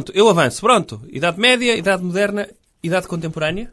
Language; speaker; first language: Portuguese; native; Portuguese